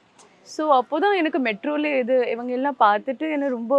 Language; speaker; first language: Tamil; non-native, local second language; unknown